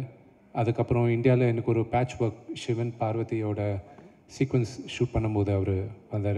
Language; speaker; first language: Tamil; non-native, local second language; Telugu